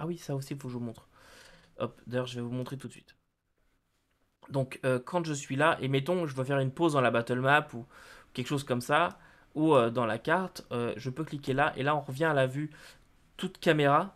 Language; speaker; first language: French; native; French